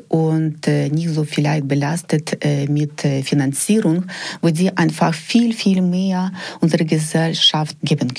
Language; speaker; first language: German; non-native, fluent; Ukrainian